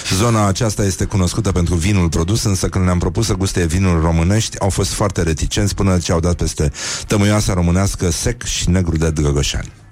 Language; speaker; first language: Romanian; native; Romanian